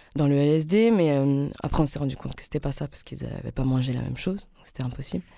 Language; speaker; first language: French; native; French